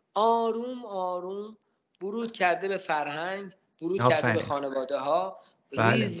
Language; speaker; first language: Persian; native; Persian